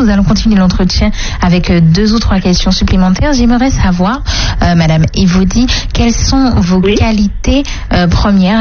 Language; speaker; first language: French; native; French